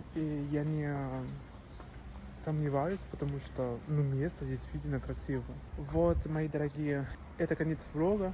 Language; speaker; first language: Russian; non-native, fluent; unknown